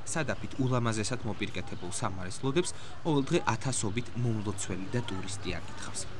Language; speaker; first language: Georgian; native; Georgian